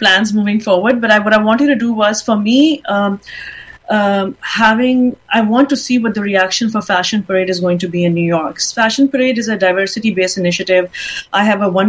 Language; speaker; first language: English; non-native, local second language; Urdu